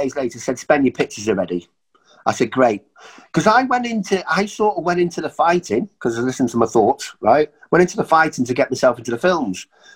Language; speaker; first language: English; native; English